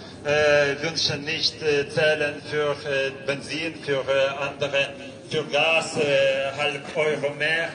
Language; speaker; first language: German; non-native, fluent; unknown